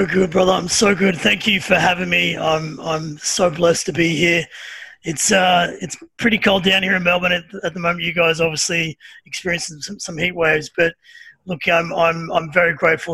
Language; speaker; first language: English; native; English